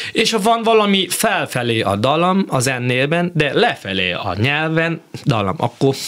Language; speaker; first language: Hungarian; non-native, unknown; Vietnamese